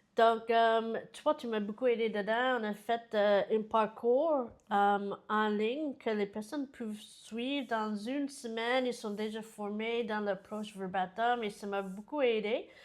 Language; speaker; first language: French; non-native, fluent; English